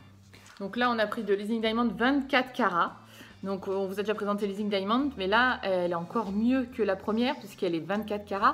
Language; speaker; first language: French; native; French